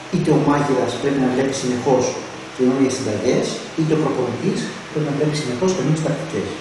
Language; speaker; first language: Greek; early bilingual, other home language; German